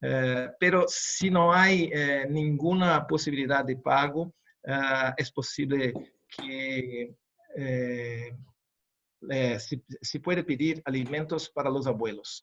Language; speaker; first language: Spanish; non-native, fluent; Portuguese